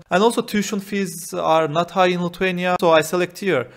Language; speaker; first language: English; non-native, fluent; Turkish